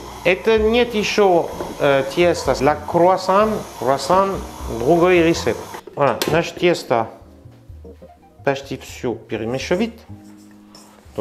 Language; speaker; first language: Russian; non-native, learner; French